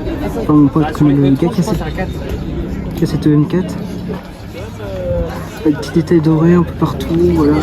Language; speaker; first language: French; native; French